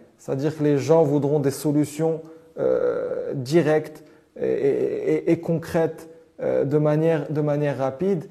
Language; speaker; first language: French; non-native, local second language; Arabic